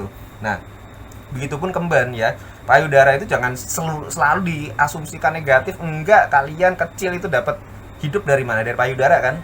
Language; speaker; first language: Indonesian; native; Indonesian